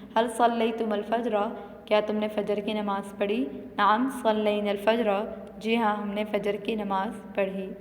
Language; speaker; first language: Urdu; non-native, local second language; Pashto